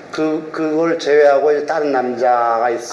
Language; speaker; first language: Korean; native; Korean